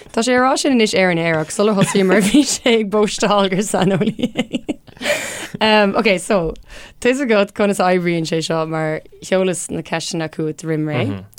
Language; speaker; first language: Irish; non-native, local second language; English